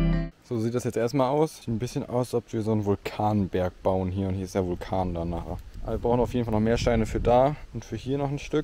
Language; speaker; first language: German; native; German